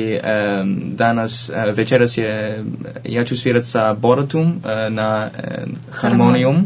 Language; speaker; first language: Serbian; non-native, learner; Dutch